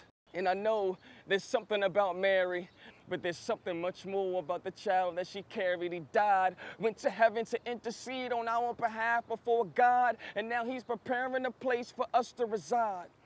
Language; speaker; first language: English; native; English